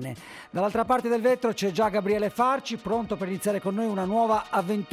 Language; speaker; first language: Italian; native; Italian